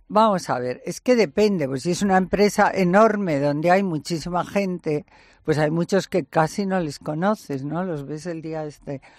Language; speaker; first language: Spanish; native; Spanish